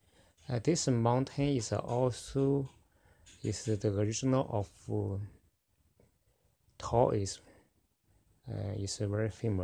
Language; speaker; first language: English; non-native, fluent; Chinese